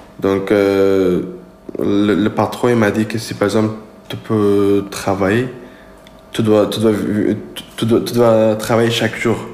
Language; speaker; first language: French; non-native, learner; Persian